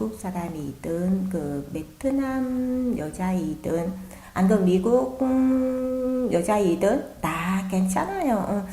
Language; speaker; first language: Korean; non-native, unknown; Vietnamese